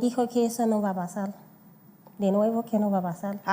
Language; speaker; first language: Spanish; non-native, learner; Haitian Creole